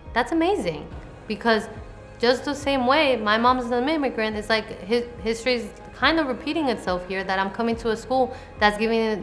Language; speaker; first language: English; early bilingual, other home language; Spanish